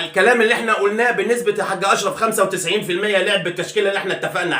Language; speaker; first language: Arabic; native; Arabic